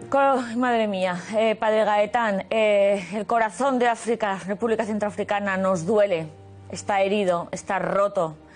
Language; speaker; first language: Spanish; native; Spanish